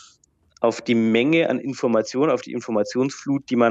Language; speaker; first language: German; native; German